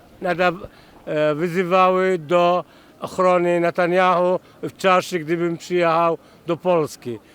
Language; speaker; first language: Polish; non-native, fluent; Arabic